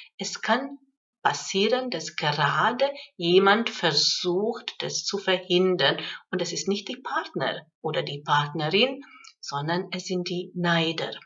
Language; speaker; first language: German; non-native, fluent; Hungarian